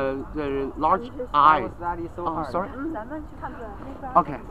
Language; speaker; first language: English; non-native, learner; Chinese